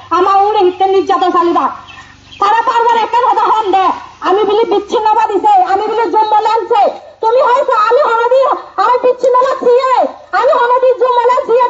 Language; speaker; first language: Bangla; non-native, local second language; Chakma